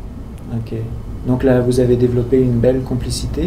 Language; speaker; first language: French; native; French